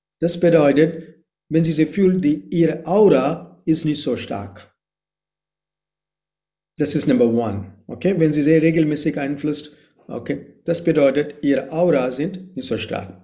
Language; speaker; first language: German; non-native, fluent; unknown